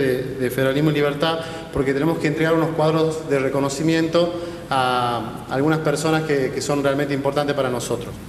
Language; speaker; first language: Spanish; native; Spanish